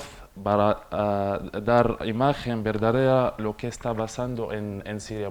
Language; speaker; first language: Spanish; non-native, learner; Arabic